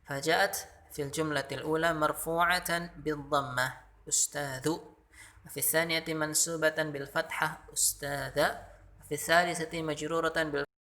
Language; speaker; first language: Arabic; non-native, fluent; Indonesian